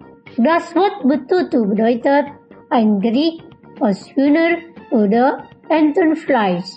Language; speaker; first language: German; non-native, fluent; Indonesian